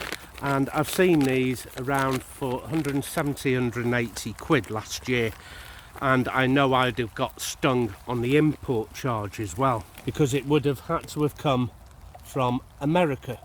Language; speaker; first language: English; native; English